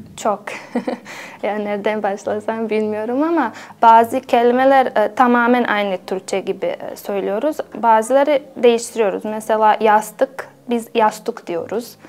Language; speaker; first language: Turkish; non-native, fluent; Bosnian